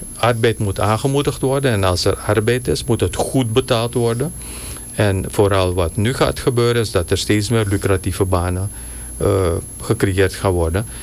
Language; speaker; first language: Dutch; native; Dutch